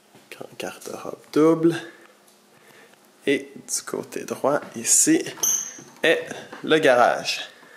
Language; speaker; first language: French; native; French